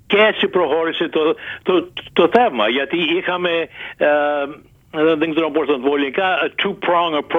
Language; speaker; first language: Greek; early bilingual, heritage; Greek